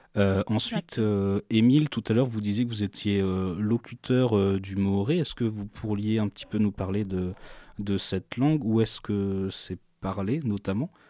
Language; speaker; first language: French; native; French